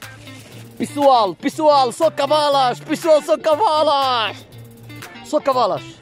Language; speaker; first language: Portuguese; non-native, learner; Bangla